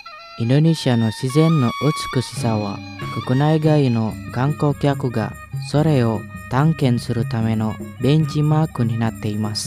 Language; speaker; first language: Japanese; non-native, fluent; Indonesian